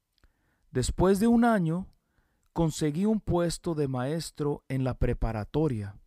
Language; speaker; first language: Spanish; early bilingual, heritage; Spanish